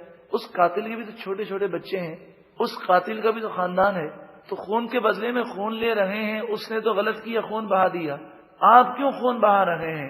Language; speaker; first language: Urdu; native; Urdu